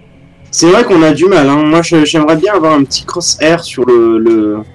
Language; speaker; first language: French; native; French